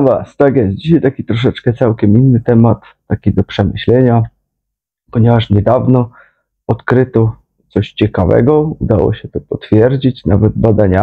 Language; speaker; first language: Polish; native; Polish